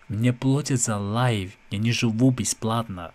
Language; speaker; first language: Russian; non-native, fluent; English